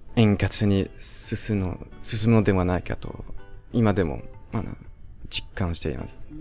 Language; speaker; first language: Japanese; non-native, fluent; French